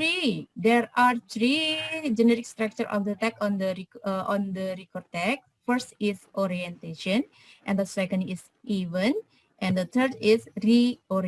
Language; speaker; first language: English; non-native, fluent; Indonesian